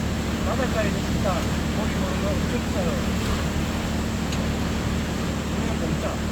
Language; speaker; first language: Korean; non-native, learner; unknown